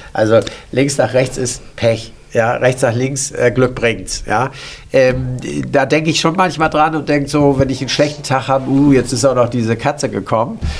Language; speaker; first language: German; native; German